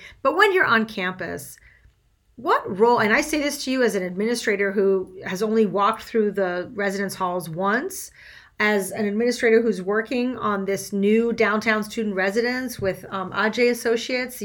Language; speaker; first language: English; non-native, fluent; French